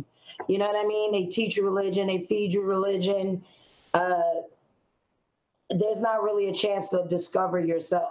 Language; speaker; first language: English; native; English